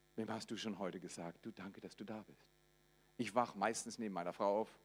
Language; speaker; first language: German; native; German